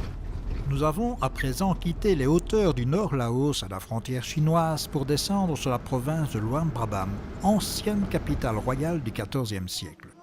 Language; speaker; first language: French; native; French